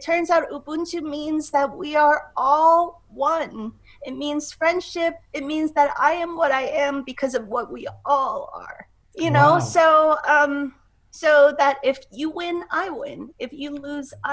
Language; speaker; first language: English; non-native, local second language; Cantonese